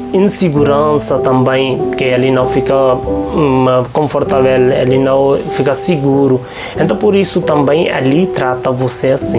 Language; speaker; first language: Portuguese; non-native, local second language; Hindi